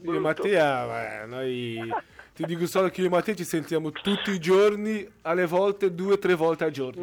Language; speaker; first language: Italian; non-native, fluent; Portuguese